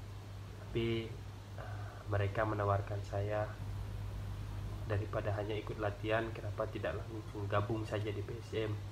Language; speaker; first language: Indonesian; non-native, local second language; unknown